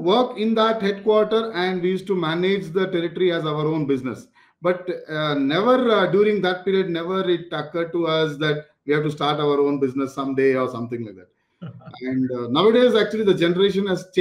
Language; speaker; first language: English; non-native, local second language; Telugu